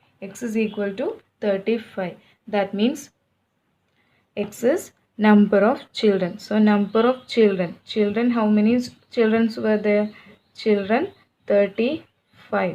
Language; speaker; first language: English; non-native, local second language; Malayalam